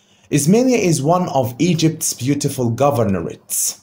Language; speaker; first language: English; non-native, fluent; Arabic